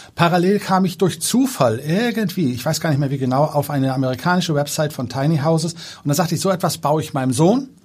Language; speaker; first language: German; early bilingual, other home language; Danish